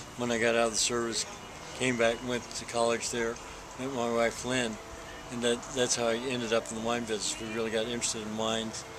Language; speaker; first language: English; native; English